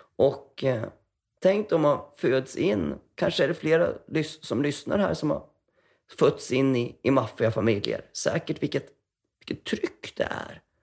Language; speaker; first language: Swedish; native; Swedish